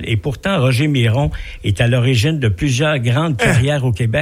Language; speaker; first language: French; native; French